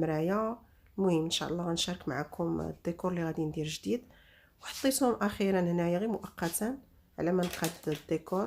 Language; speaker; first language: Arabic; native; Arabic